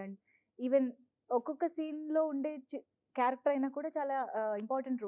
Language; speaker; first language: Telugu; native; Telugu